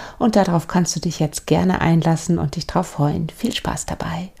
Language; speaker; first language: German; native; German